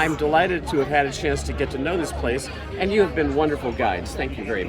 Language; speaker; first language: English; native; English